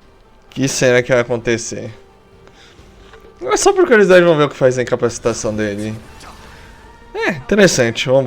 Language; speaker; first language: Portuguese; native; Portuguese